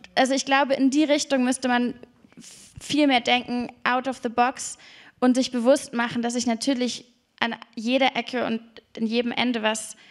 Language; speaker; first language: German; native; German